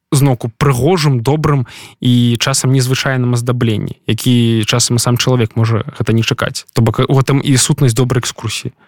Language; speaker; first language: Belarusian; non-native, local second language; Russian